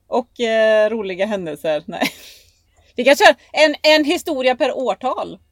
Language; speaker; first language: Swedish; native; Swedish